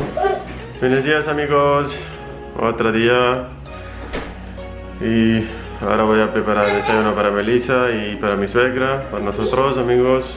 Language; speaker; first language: Spanish; non-native, learner; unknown